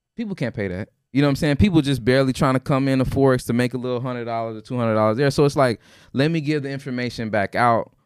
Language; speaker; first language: English; native; English